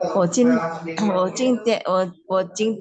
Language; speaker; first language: Chinese; non-native, learner; Indonesian